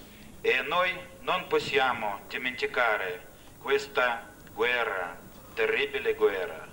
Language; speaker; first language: Italian; non-native, fluent; Russian